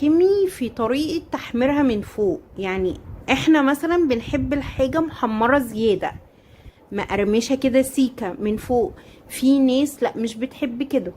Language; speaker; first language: Arabic; native; Arabic